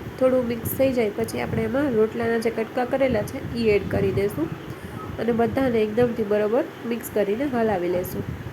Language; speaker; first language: Gujarati; native; Gujarati